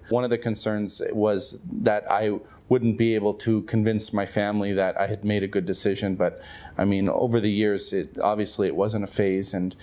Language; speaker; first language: English; native; English